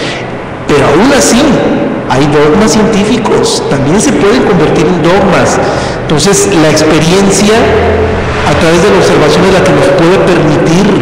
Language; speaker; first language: Spanish; native; Spanish